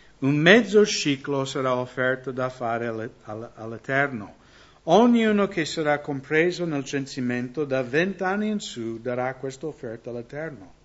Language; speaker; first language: Italian; non-native, fluent; English